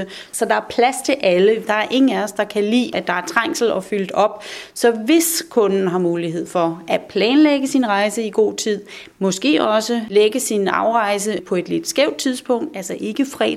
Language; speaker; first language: Danish; native; Danish